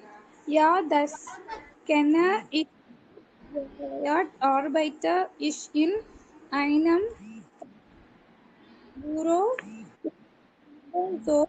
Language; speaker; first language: German; non-native, learner; Tamil